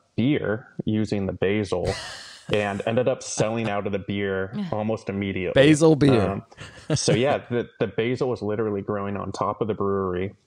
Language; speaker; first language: English; native; English